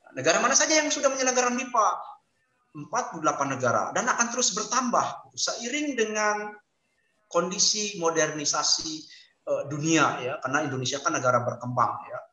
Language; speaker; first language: Indonesian; native; Indonesian